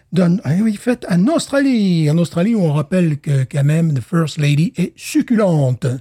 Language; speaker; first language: French; native; French